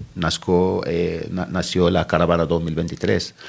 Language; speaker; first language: Spanish; non-native, fluent; Arabic